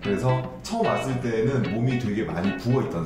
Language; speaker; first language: Korean; native; Korean